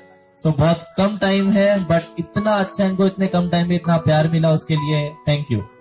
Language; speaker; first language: Hindi; native; Hindi